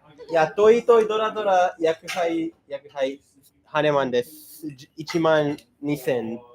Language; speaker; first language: Japanese; non-native, fluent; English